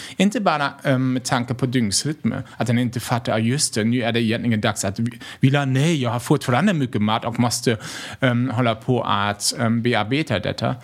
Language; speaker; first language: Swedish; non-native, fluent; German